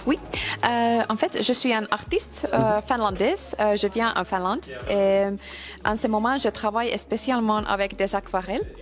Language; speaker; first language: French; non-native, learner; Finnish